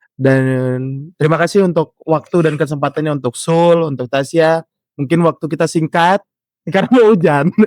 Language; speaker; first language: Indonesian; native; Indonesian